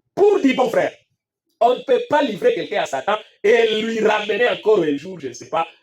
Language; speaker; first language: French; non-native, local second language; Swahili